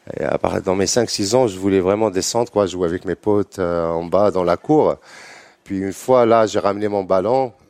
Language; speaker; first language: French; non-native, local second language; Arabic